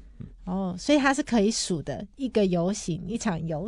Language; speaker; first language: Chinese; native; Chinese